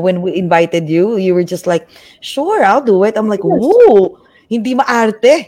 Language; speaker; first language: English; non-native, local second language; Filipino